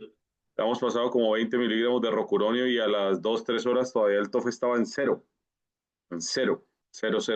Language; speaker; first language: Spanish; native; Spanish